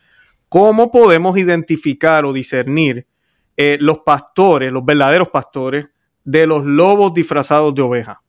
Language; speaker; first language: Spanish; native; Spanish